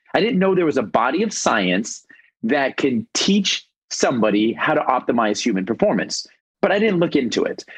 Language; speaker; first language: English; native; English